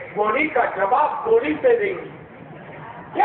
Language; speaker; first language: Hindi; non-native, local second language; Marathi